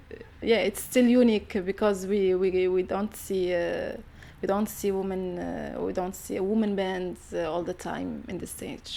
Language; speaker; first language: English; non-native, learner; Arabic